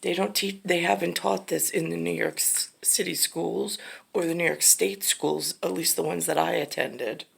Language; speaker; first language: English; native; English